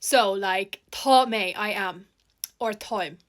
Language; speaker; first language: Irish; non-native, local second language; English